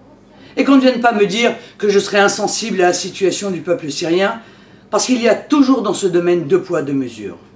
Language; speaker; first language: French; native; French